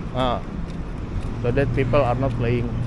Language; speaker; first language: English; non-native, local second language; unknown